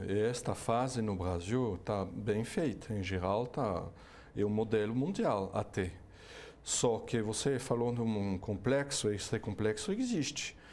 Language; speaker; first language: Portuguese; non-native, fluent; French